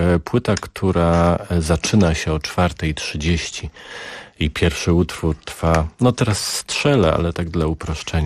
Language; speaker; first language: Polish; native; Polish